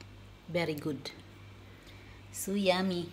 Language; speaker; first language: English; non-native, local second language; Filipino